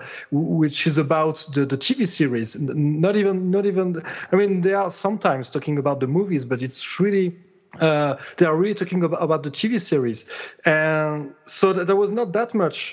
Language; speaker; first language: English; non-native, fluent; French